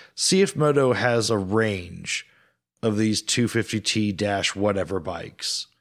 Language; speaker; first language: English; native; English